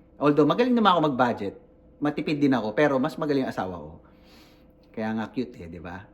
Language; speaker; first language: Filipino; native; Filipino